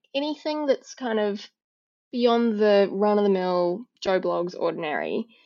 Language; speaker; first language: English; native; English